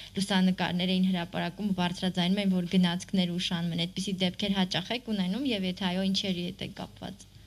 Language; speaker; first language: Armenian; native; Armenian